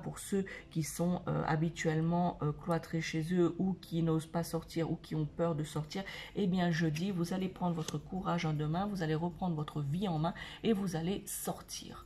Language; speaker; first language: French; native; French